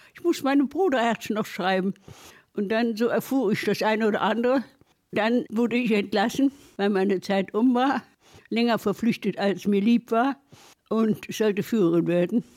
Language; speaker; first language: German; native; German